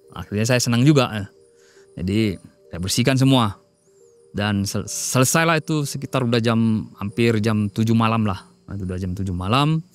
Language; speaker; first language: Indonesian; non-native, local second language; Batak Toba